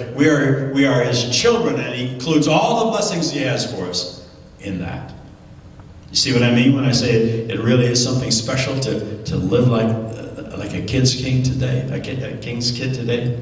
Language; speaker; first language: English; native; English